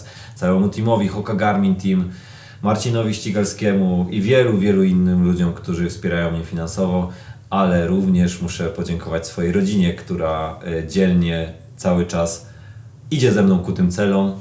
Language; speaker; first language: Polish; native; Polish